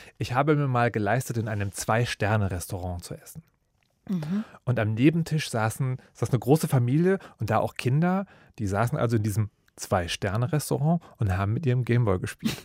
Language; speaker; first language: German; native; German